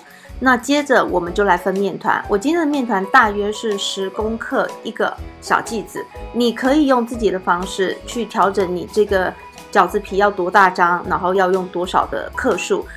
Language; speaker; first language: Chinese; native; Chinese